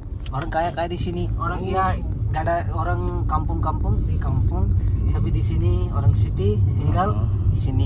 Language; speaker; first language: Indonesian; non-native, learner; Hindi